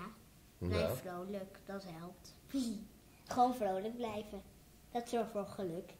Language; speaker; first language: Dutch; native; Dutch